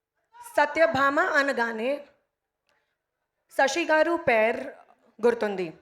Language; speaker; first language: Telugu; non-native, learner; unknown